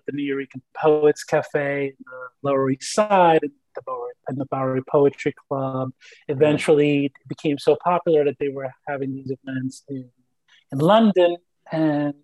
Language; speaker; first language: English; early bilingual, other home language; Spanish